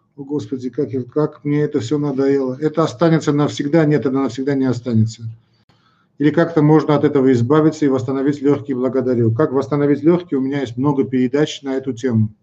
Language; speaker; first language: Russian; non-native, local second language; Armenian